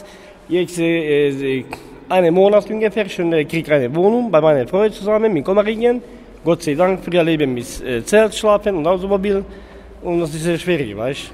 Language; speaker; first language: German; non-native, learner; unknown